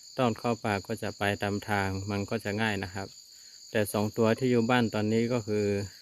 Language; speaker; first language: Thai; non-native, local second language; Karen languages